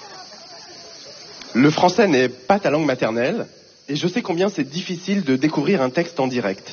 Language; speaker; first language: French; non-native, fluent; Portuguese